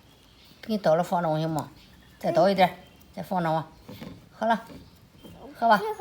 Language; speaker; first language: Chinese; native; Chinese